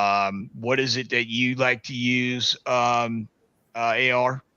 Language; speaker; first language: English; native; English